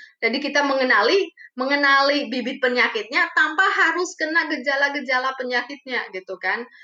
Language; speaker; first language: Indonesian; early bilingual, other home language; Romanian